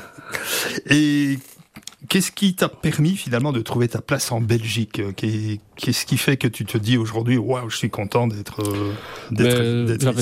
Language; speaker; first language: French; native; French